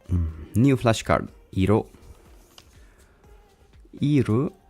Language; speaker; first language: Japanese; non-native, learner; English